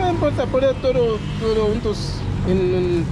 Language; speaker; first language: Spanish; non-native, learner; Haitian Creole